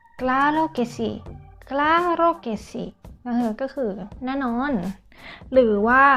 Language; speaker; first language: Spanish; non-native, fluent; Thai